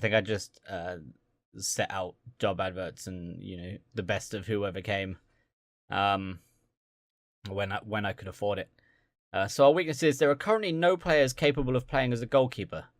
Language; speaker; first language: English; native; English